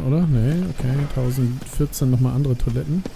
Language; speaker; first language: German; native; German